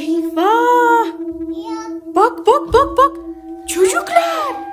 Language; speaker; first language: Turkish; non-native, fluent; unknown